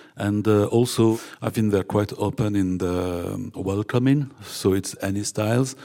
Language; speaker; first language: English; non-native, fluent; French